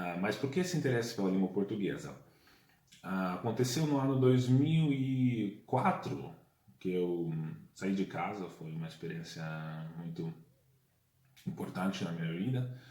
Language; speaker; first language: Portuguese; non-native, fluent; Russian